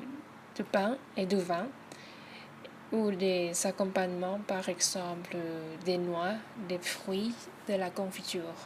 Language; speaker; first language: French; non-native, learner; Thai